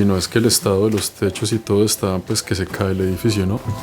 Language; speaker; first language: Spanish; native; Spanish